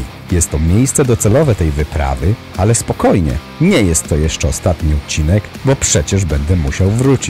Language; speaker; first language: Polish; native; Polish